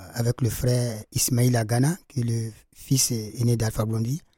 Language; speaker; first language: French; non-native, local second language; Fula